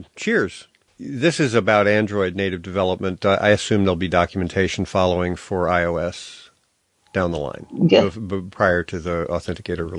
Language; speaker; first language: English; native; English